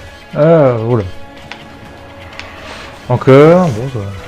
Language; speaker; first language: French; native; French